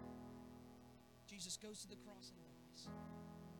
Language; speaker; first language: English; native; English